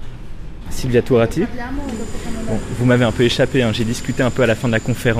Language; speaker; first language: French; native; French